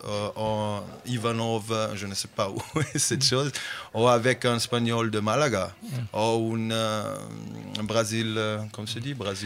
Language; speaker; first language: French; non-native, fluent; Bosnian